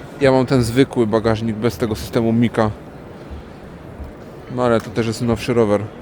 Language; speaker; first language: Polish; native; Polish